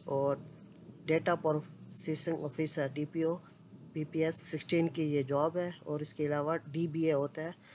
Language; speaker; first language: Urdu; non-native, local second language; Punjabi